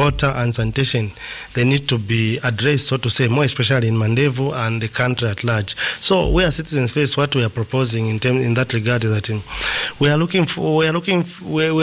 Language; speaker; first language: English; non-native, local second language; Nyanja